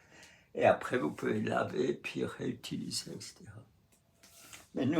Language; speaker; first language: French; non-native, fluent; Russian